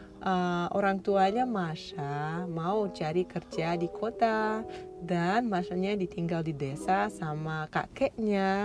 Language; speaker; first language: Indonesian; non-native, fluent; Russian